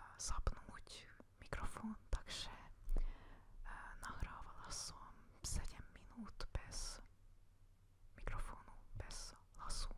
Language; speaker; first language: Slovak; non-native, local second language; Hungarian